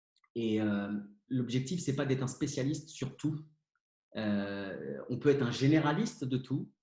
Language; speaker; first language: French; native; French